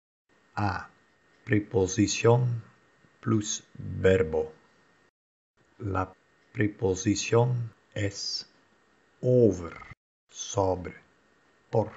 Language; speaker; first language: Spanish; non-native, fluent; Dutch